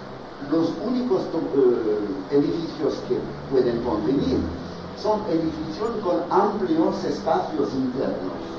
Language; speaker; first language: Spanish; non-native, fluent; French